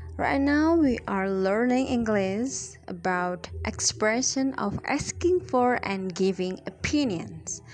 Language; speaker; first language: English; non-native, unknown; Indonesian